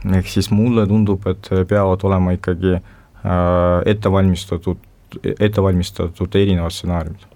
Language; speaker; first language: Estonian; non-native, local second language; Russian